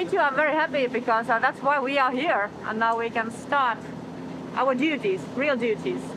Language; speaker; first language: English; non-native, learner; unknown